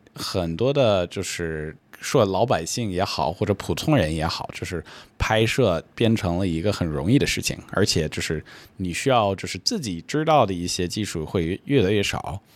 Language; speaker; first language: Chinese; non-native, fluent; English